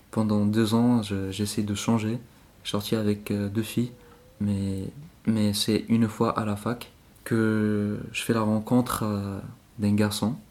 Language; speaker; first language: French; non-native, local second language; Arabic